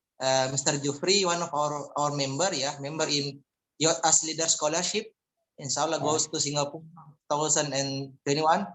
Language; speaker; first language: English; non-native, fluent; Indonesian